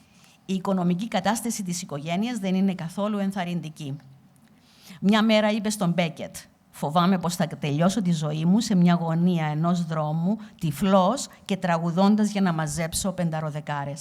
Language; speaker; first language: Greek; native; Greek